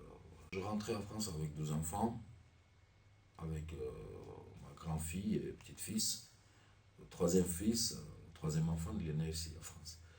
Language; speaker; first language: French; non-native, learner; Armenian